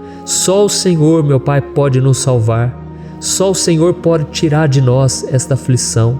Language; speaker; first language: Portuguese; native; Portuguese